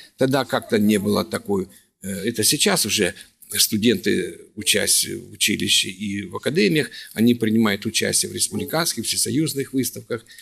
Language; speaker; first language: Russian; native; Russian